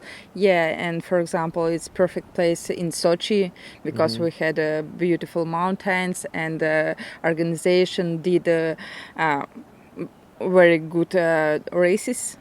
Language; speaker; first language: English; non-native, learner; Russian